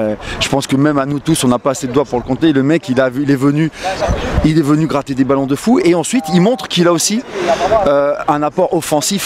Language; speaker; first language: French; native; French